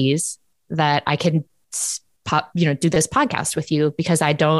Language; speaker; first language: English; native; English